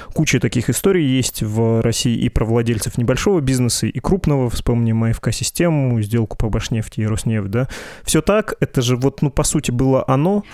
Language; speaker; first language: Russian; native; Russian